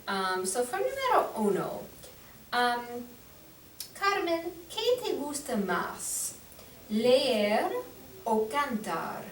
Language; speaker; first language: Spanish; non-native, fluent; English